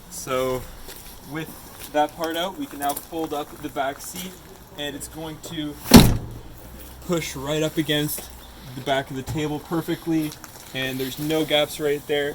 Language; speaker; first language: English; native; English